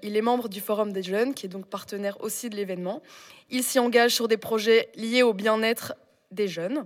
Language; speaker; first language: French; native; French